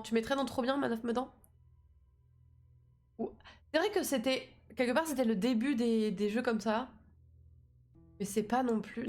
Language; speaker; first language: French; native; French